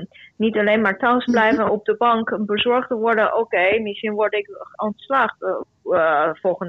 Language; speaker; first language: Dutch; non-native, fluent; Chinese